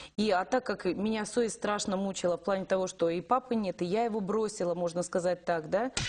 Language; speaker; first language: Russian; native; Russian